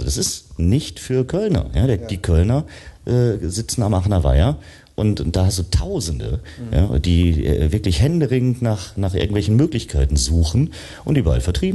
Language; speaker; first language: German; native; German